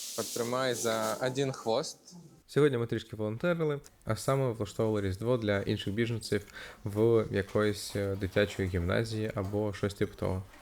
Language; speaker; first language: Ukrainian; native; Ukrainian